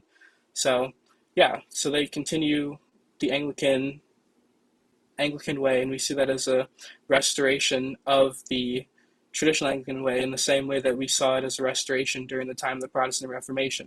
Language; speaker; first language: English; native; English